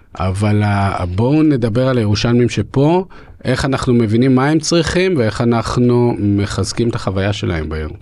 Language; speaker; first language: Hebrew; early bilingual, other home language; Russian